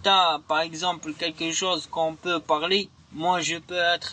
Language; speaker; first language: French; non-native, learner; Arabic